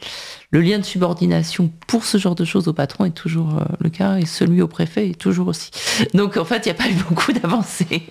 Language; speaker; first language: French; native; French